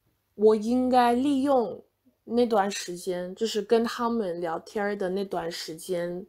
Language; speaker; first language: Chinese; non-native, fluent; English